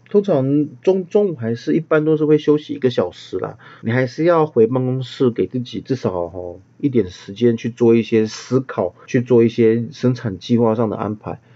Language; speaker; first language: Chinese; native; Chinese